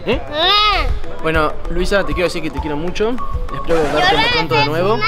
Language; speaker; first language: Spanish; native; Spanish